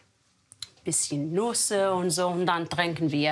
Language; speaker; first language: German; non-native, learner; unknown